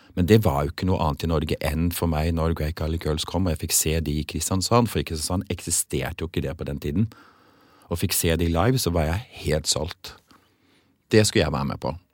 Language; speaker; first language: Norwegian; early bilingual, other home language; English